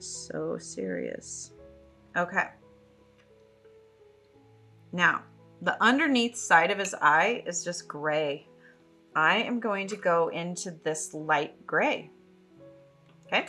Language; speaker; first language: English; native; English